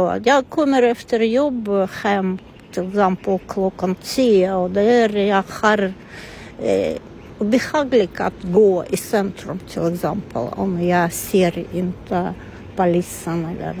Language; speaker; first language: Swedish; non-native, learner; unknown